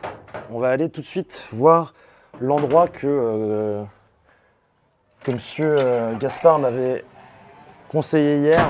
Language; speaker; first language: French; native; French